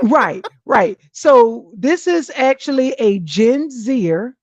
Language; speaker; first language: English; native; English